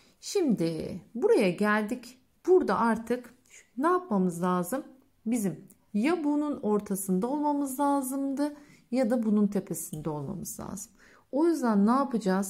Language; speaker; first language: Turkish; native; Turkish